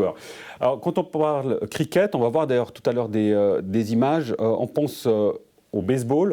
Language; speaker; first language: French; native; French